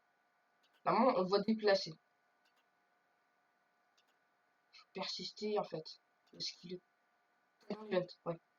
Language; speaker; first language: French; native; French